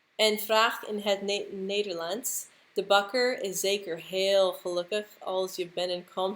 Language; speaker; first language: Dutch; non-native, learner; English